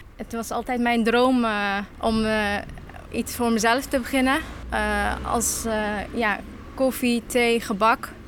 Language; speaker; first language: Dutch; non-native, fluent; Turkish